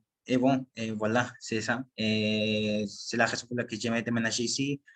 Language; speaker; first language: French; non-native, learner; Spanish